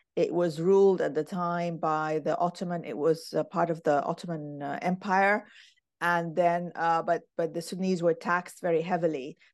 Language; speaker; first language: English; non-native, fluent; Arabic